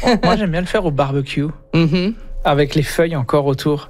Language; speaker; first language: French; native; French